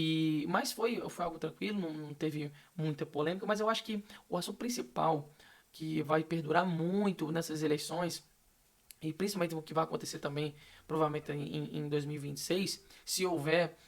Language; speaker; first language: Portuguese; native; Portuguese